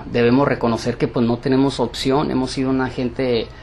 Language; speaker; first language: Spanish; early bilingual, heritage; Spanish